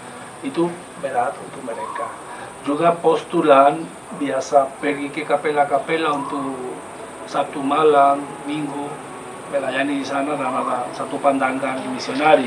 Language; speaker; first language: Indonesian; non-native, fluent; Spanish